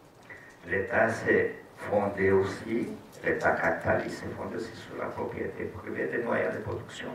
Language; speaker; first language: French; non-native, fluent; Portuguese